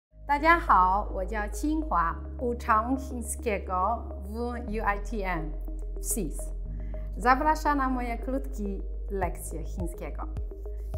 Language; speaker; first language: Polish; non-native, learner; Chinese